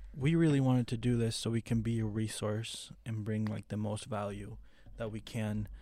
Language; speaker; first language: English; non-native, fluent; Spanish